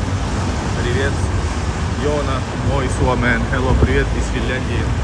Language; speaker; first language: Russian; non-native, fluent; Finnish